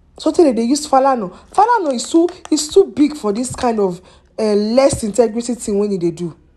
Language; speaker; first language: Nigerian Pidgin; non-native, local second language; Yoruba